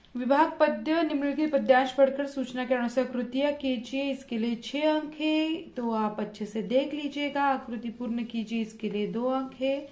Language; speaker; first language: Hindi; non-native, local second language; Marathi